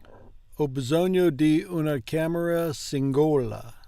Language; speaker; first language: Italian; non-native, learner; English